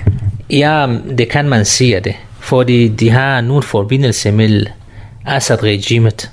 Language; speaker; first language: Danish; non-native, learner; Kurdish